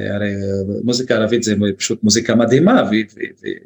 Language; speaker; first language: Hebrew; non-native, local second language; Arabic